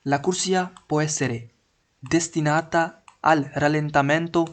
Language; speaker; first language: Italian; non-native, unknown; Hindi